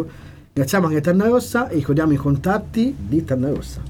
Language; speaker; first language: Italian; native; Italian